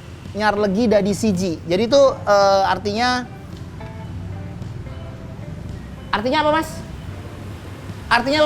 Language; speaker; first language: Indonesian; native; Indonesian